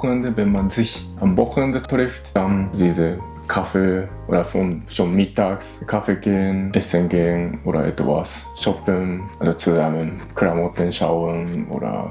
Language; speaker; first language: German; non-native, learner; Japanese